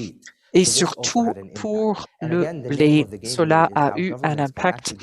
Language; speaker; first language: French; non-native, fluent; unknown